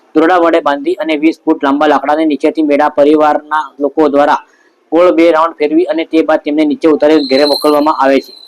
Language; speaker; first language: Gujarati; native; Gujarati